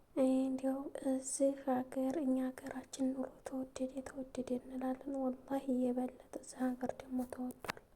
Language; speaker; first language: Amharic; native; Amharic